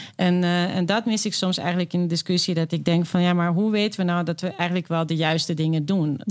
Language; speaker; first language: Dutch; early bilingual, other home language; Serbian